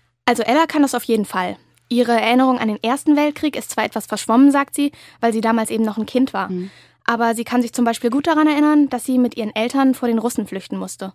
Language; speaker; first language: German; native; German